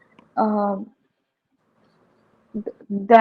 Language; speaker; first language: German; non-native, learner; Hindi